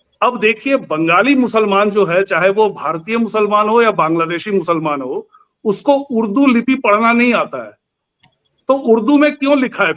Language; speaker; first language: Hindi; native; Hindi